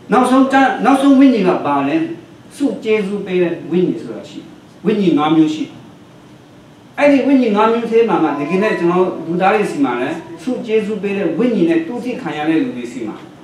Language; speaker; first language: Burmese; non-native, local second language; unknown